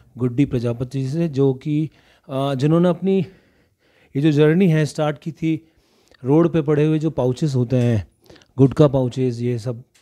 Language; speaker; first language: Hindi; native; Hindi